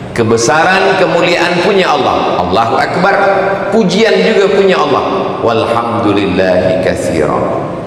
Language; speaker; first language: Malay; native; Malay